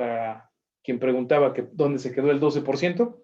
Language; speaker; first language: Spanish; native; Spanish